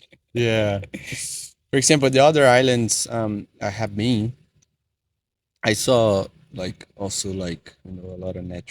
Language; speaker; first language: English; non-native, fluent; Portuguese